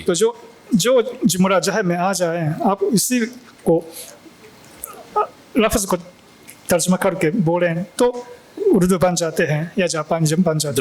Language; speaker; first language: Hindi; non-native, fluent; Japanese